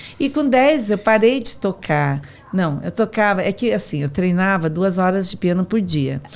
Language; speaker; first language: Portuguese; native; Portuguese